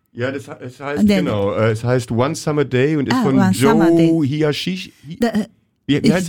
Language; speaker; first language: German; native; German